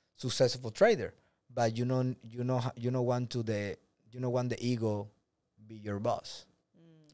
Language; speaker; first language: English; non-native, learner; Spanish